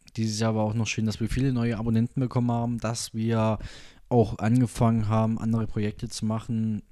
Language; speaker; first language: German; native; German